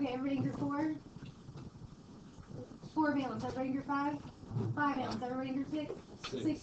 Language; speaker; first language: English; native; English